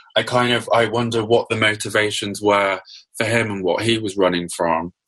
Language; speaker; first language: English; native; English